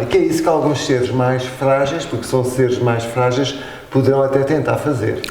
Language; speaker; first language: Portuguese; native; Portuguese